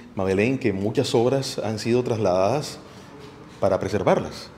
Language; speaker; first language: Spanish; native; Spanish